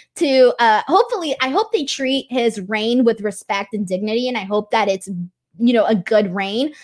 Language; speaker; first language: English; native; English